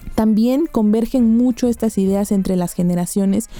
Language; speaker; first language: Spanish; native; Spanish